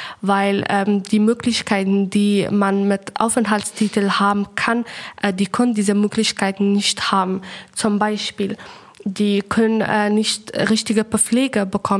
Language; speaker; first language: German; non-native, learner; Persian